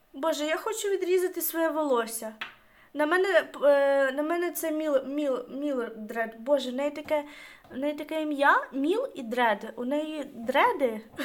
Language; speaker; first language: Ukrainian; non-native, local second language; Russian